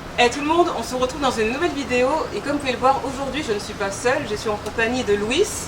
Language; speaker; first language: French; native; French